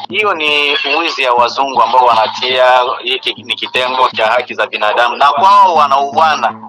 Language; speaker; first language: Swahili; native; Swahili